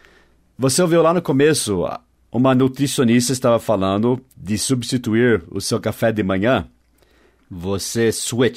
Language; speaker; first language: Portuguese; non-native, fluent; English